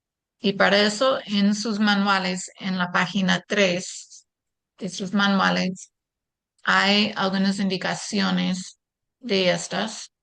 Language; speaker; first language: Spanish; non-native, fluent; English